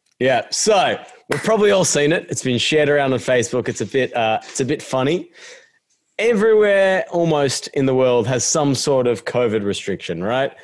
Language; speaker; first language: English; native; English